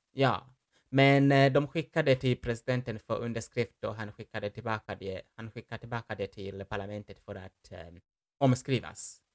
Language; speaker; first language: Swedish; non-native, fluent; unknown